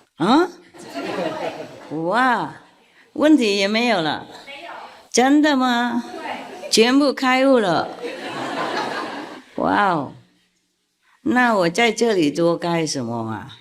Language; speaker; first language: Chinese; non-native, fluent; Vietnamese